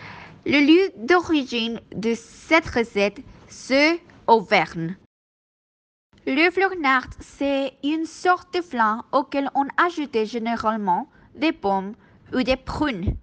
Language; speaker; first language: French; non-native, learner; Spanish